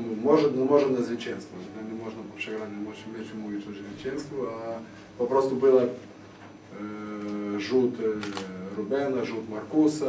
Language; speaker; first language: Polish; non-native, fluent; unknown